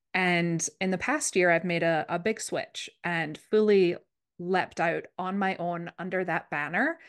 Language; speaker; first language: English; native; English